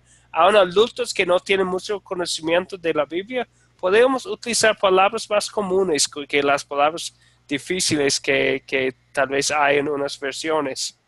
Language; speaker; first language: Spanish; non-native, fluent; English